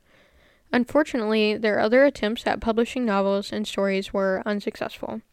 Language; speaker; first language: English; native; English